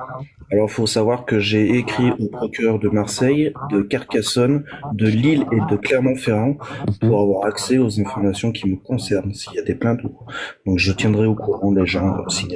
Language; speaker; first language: French; native; French